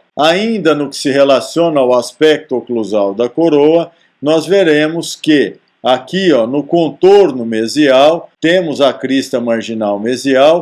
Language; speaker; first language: Portuguese; native; Portuguese